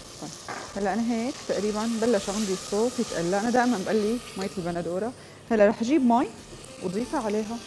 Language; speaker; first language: Arabic; native; Arabic